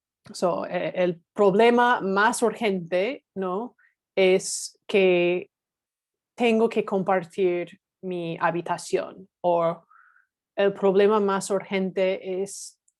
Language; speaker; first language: Spanish; non-native, fluent; English